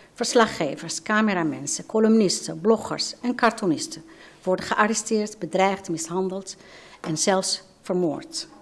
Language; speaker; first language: Dutch; non-native, fluent; Arabic